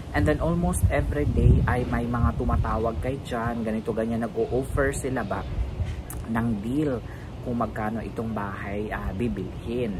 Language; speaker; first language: Filipino; non-native, local second language; Cebuano